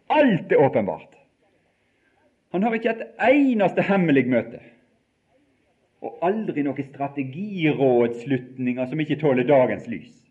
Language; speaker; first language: Norwegian; native; Norwegian